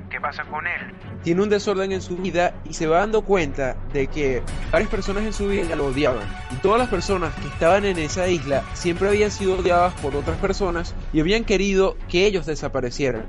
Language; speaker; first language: Spanish; native; Spanish